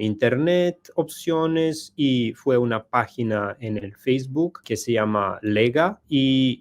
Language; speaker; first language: Spanish; non-native, learner; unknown